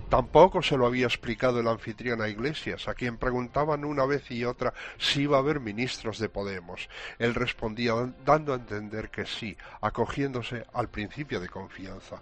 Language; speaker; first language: Spanish; native; Spanish